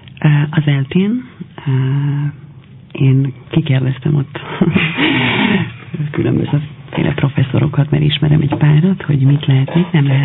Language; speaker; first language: Hungarian; non-native, fluent; Albanian